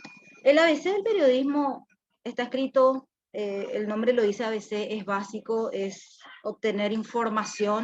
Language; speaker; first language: Spanish; native; Spanish